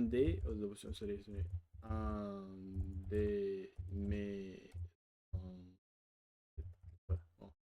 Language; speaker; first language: French; non-native, learner; Russian